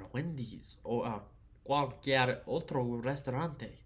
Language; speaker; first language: Spanish; non-native, learner; English